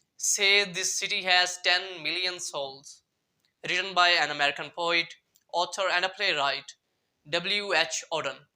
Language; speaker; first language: English; non-native, local second language; Urdu